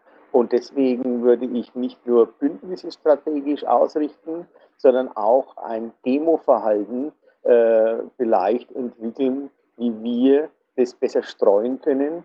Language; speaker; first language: German; native; German